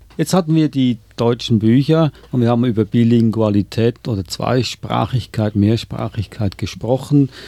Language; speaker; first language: German; native; German